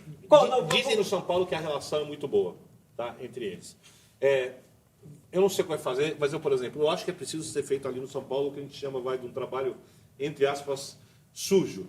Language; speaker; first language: Portuguese; native; Portuguese